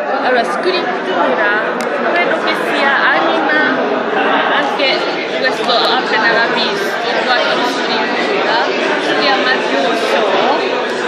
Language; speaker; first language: Italian; non-native, learner; Japanese